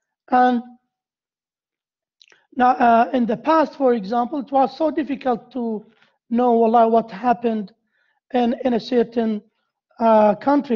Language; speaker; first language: English; non-native, fluent; Arabic